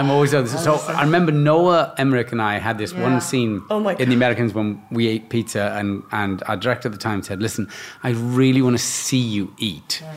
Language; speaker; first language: English; native; English